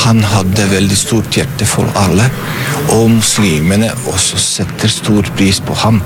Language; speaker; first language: Norwegian; non-native, fluent; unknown